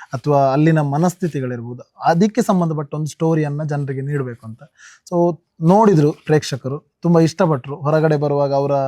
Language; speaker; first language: Kannada; non-native, local second language; Tulu